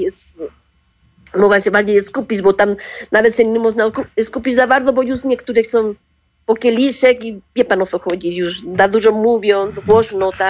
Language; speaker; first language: Polish; non-native, learner; Spanish